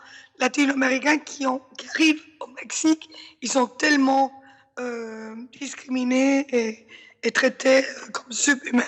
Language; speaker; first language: French; non-native, fluent; Spanish